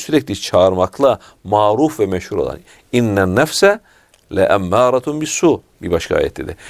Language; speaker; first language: Turkish; native; Turkish